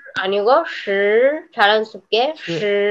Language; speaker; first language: Korean; non-native, fluent; Chinese